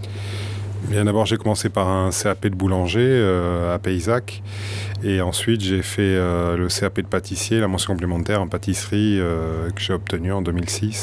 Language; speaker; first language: French; native; French